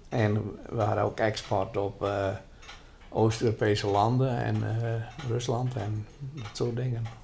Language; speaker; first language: Dutch; non-native, local second language; Western Frisian